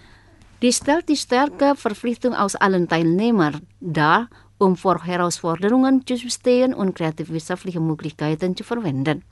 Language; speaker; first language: German; non-native, fluent; Indonesian